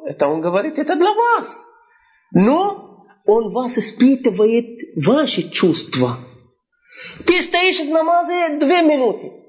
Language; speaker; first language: Russian; non-native, fluent; Arabic